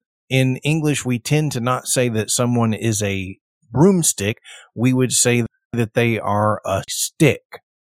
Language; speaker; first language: English; native; English